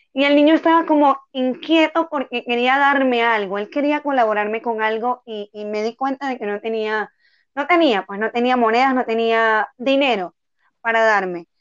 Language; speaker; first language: Spanish; native; Spanish